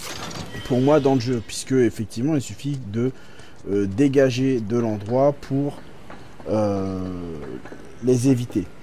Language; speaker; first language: French; native; French